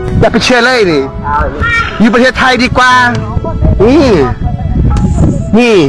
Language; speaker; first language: Thai; non-native, fluent; Khmer